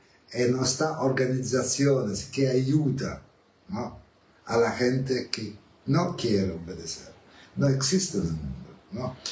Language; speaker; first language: Spanish; non-native, learner; Italian